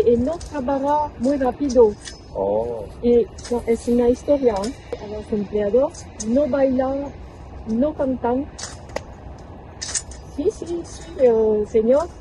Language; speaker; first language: Spanish; non-native, learner; French